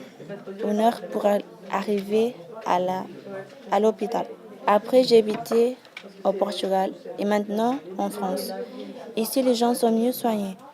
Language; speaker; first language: French; non-native, learner; Kabuverdianu